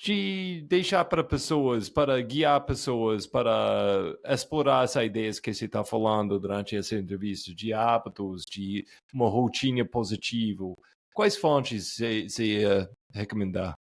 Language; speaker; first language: Portuguese; non-native, fluent; English